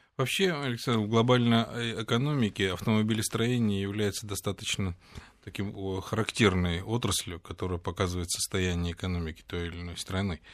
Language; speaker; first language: Russian; native; Russian